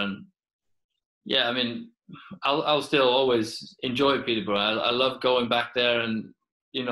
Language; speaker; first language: English; non-native, fluent; Icelandic